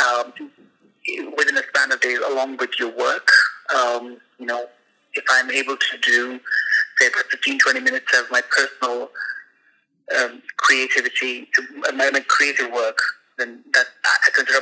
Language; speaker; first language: English; non-native, local second language; Hindi